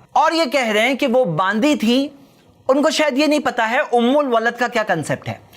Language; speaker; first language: Urdu; native; Urdu